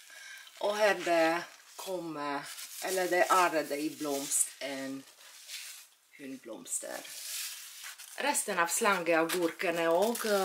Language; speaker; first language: Swedish; non-native, learner; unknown